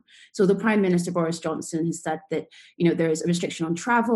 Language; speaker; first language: English; native; English